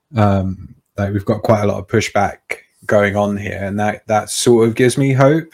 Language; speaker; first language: English; native; English